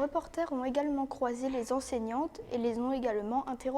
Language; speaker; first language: French; native; French